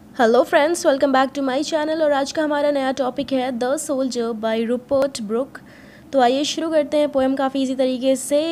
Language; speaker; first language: Hindi; native; Hindi